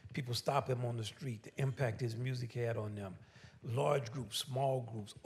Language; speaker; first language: English; native; English